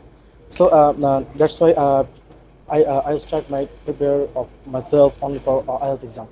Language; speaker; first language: English; non-native, learner; Bangla